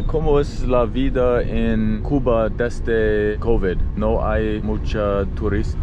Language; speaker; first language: Spanish; non-native, learner; English